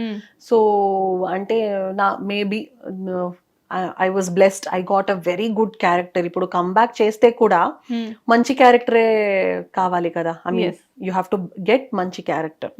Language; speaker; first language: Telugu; non-native, local second language; Kannada